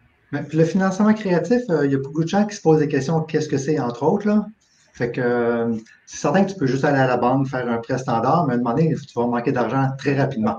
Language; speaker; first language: French; native; French